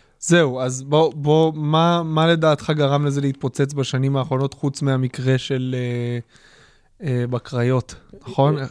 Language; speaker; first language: Hebrew; native; Hebrew